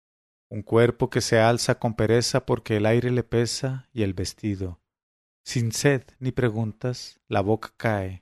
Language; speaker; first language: Spanish; native; Spanish